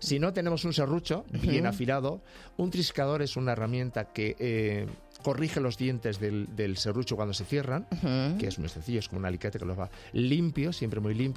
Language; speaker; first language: Spanish; native; Spanish